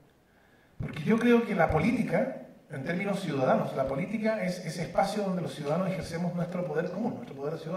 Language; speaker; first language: Spanish; native; Spanish